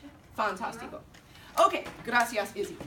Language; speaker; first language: Spanish; non-native, fluent; English